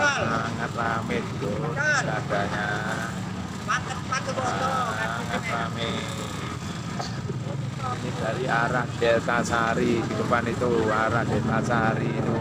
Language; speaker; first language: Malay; non-native, local second language; Javanese